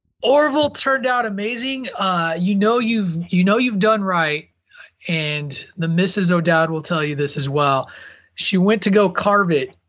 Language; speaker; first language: English; native; English